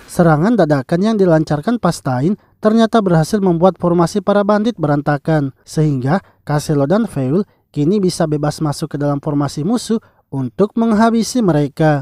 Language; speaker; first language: Indonesian; native; Indonesian